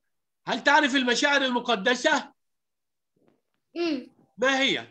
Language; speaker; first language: Arabic; native; Arabic